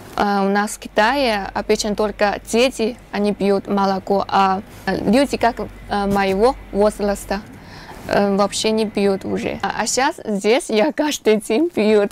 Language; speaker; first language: Russian; non-native, learner; Chinese